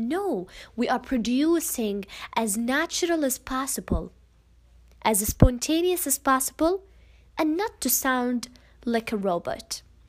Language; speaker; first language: English; non-native, fluent; Arabic